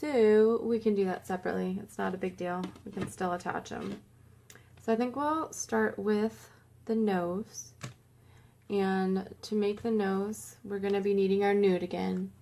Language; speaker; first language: English; native; English